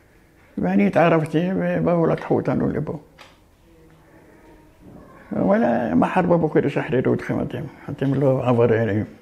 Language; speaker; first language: Hebrew; early bilingual, other home language; Arabic